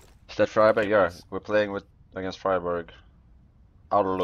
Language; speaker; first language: English; non-native, fluent; Swedish